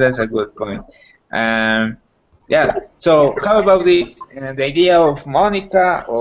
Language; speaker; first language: English; non-native, fluent; Spanish